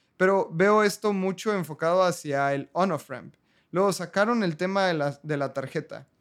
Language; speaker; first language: Spanish; native; Spanish